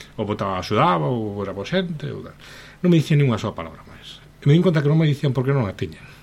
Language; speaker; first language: Galician; native; Galician